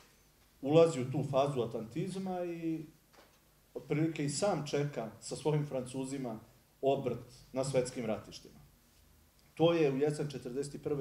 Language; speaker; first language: Serbian; native; Serbian